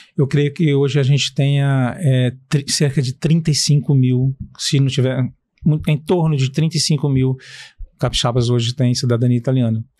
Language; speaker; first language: Portuguese; native; Portuguese